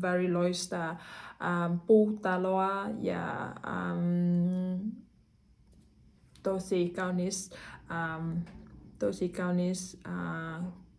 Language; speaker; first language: Finnish; non-native, learner; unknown